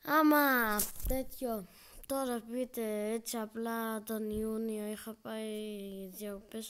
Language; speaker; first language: Greek; early bilingual, other home language; Albanian